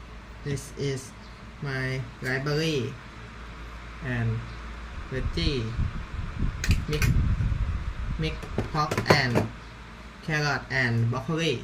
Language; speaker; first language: English; non-native, learner; Thai